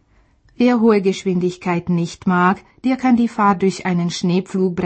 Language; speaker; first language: German; native; German